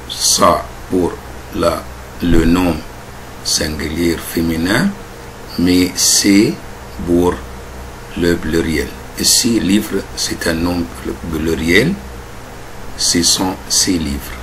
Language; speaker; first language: French; non-native, fluent; Arabic